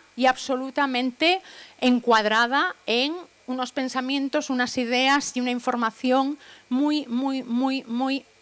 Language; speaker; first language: Spanish; native; Spanish